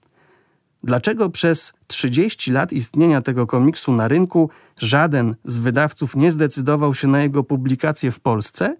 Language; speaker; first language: Polish; native; Polish